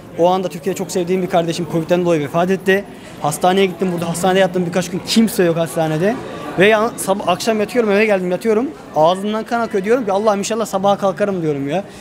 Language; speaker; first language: Turkish; native; Turkish